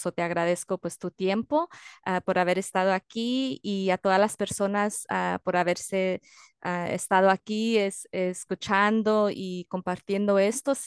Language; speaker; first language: Spanish; early bilingual, heritage; Spanish